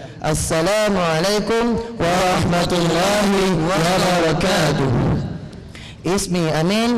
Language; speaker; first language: Arabic; non-native, learner; Malay